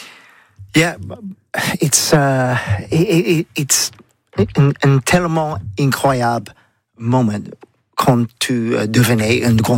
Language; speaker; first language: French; non-native, learner; English